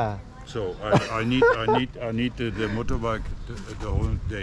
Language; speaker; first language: English; non-native, learner; German